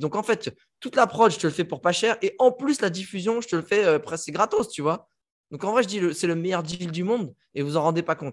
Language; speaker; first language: French; native; French